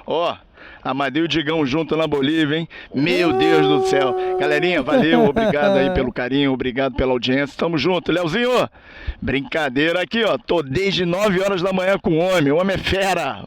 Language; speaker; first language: Portuguese; native; Portuguese